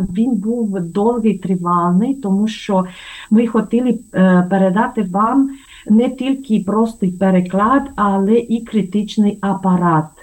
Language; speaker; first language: Ukrainian; non-native, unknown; Romanian